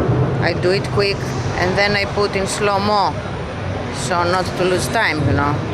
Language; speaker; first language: English; non-native, learner; Serbian